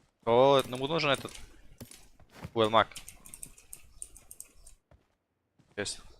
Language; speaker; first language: Russian; non-native, local second language; Tajik